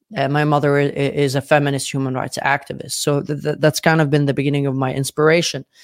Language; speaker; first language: English; non-native, fluent; Arabic